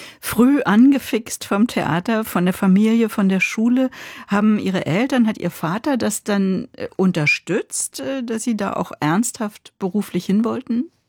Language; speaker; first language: German; native; German